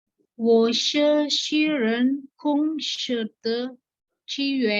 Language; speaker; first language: Chinese; non-native, learner; Indonesian